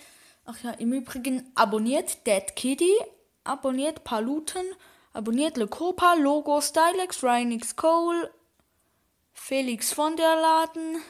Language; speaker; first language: German; native; German